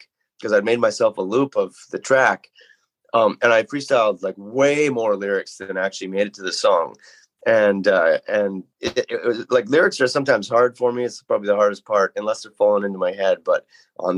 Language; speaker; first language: English; native; English